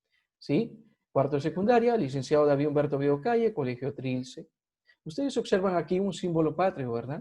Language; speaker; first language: Spanish; native; Spanish